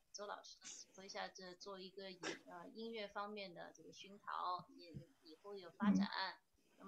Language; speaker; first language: Chinese; native; Chinese